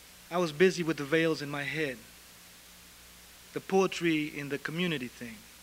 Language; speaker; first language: English; early bilingual, other home language; Spanish